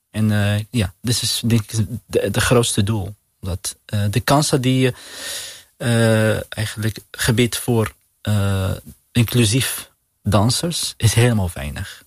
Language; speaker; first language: Dutch; non-native, learner; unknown